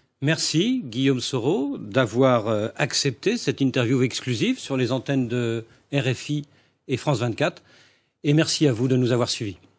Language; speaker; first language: French; native; French